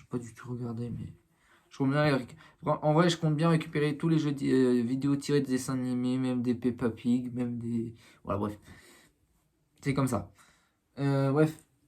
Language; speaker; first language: French; native; French